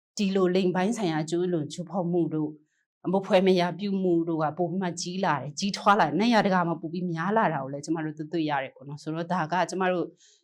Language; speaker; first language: Burmese; non-native, local second language; Kachin